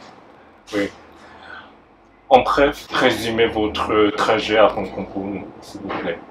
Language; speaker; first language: French; non-native, fluent; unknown